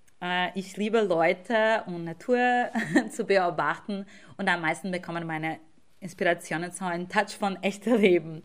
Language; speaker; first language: German; non-native, fluent; Portuguese